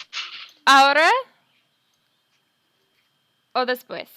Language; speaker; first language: Spanish; non-native, fluent; English